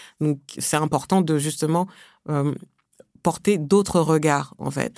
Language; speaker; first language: French; early bilingual, other home language; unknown